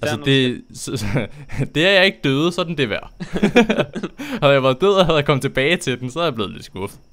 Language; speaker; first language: Danish; native; Danish